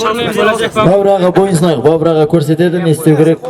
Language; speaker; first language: Kazakh; native; Kazakh